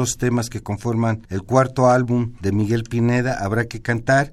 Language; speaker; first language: Spanish; native; Spanish